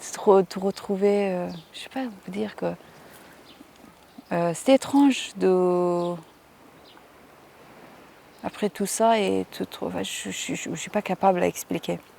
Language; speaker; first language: French; non-native, fluent; Persian